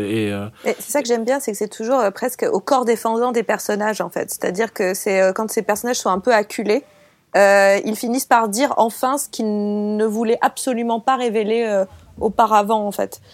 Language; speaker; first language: French; native; French